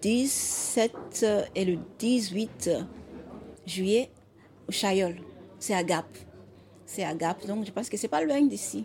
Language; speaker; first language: French; non-native, fluent; Xhosa